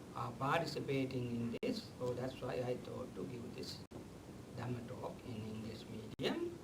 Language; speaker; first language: English; non-native, local second language; Sinhala